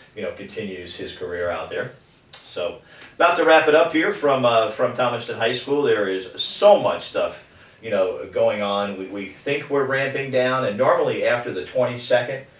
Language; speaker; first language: English; native; English